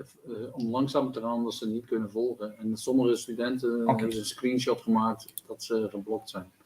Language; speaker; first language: Dutch; native; Dutch